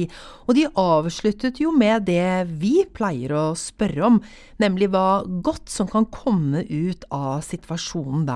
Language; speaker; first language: Norwegian; native; Norwegian